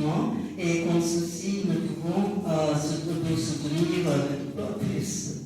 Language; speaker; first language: French; non-native, learner; Japanese